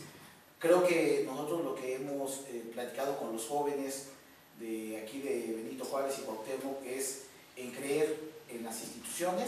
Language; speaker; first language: Spanish; native; Spanish